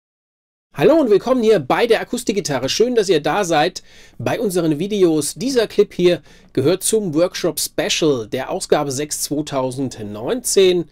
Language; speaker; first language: German; native; German